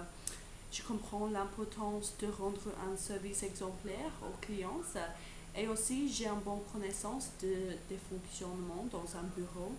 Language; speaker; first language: French; non-native, learner; English